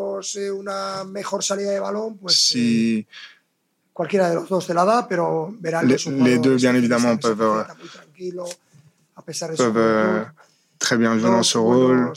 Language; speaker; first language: French; non-native, fluent; Spanish